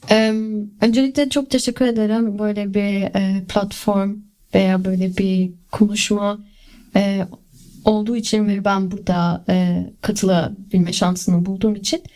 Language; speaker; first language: Turkish; early bilingual, heritage; Turkish